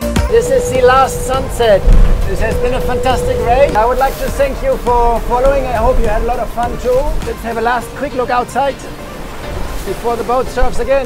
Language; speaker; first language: English; non-native, fluent; German